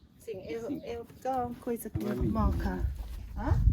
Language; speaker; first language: Portuguese; non-native, learner; English